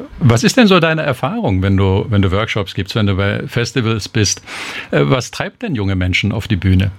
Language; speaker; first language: German; native; German